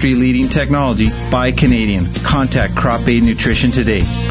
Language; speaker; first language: English; native; English